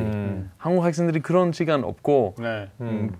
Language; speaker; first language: Korean; non-native, fluent; Greek